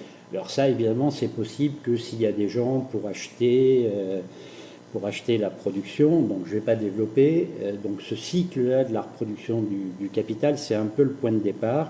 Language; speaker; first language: French; native; French